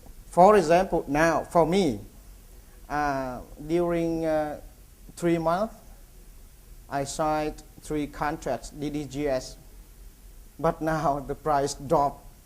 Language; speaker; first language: English; non-native, learner; Vietnamese